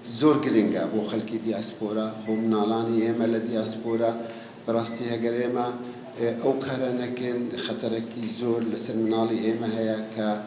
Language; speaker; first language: Central Kurdish; non-native, local second language; Kurdish